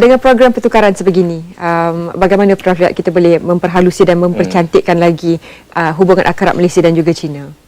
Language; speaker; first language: Malay; native; Malay